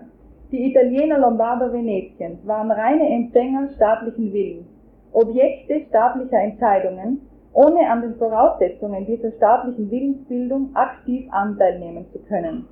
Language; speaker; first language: German; native; German